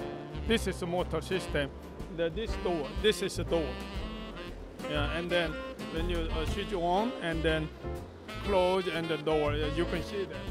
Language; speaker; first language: English; non-native, learner; Korean